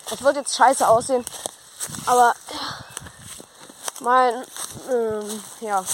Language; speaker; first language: German; native; German